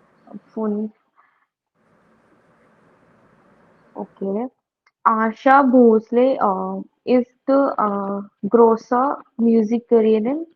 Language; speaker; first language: German; non-native, learner; Hindi